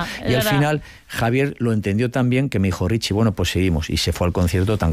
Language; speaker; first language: Spanish; native; Spanish